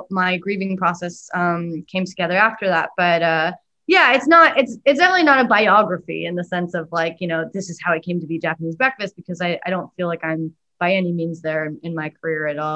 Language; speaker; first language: English; native; English